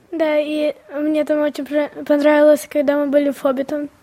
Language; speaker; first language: Russian; early bilingual, heritage; Russian